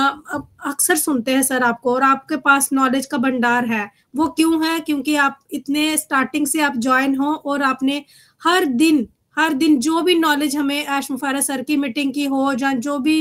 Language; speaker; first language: Hindi; native; Hindi